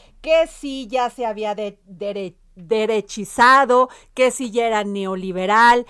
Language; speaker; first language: Spanish; native; Spanish